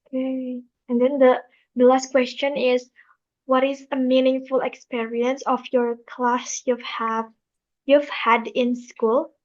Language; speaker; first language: English; non-native, learner; Indonesian